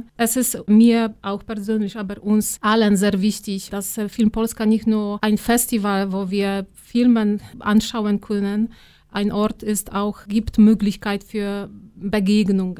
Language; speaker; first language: German; non-native, fluent; Polish